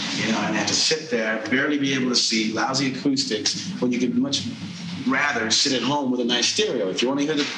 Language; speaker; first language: English; non-native, fluent; Dutch